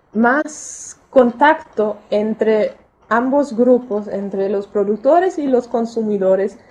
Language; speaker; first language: Spanish; non-native, fluent; German